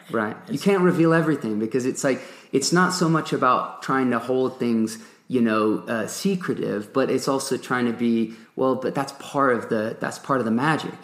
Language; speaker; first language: English; early bilingual, other home language; French